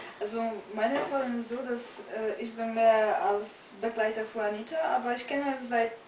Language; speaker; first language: German; non-native, fluent; Polish